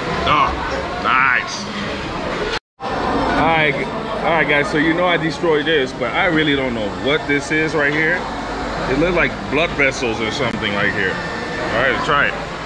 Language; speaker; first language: English; native; English